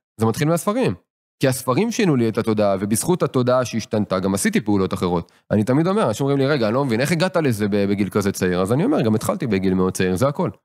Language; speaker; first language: Hebrew; native; Hebrew